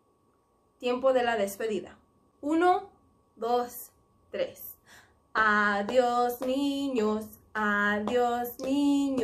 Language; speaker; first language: Spanish; non-native, fluent; English